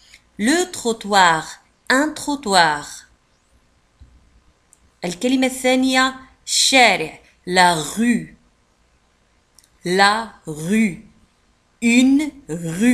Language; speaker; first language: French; non-native, local second language; Arabic